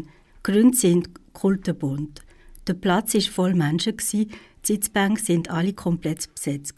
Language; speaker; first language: German; native; German